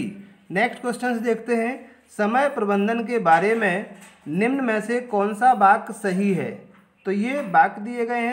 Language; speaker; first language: Hindi; native; Hindi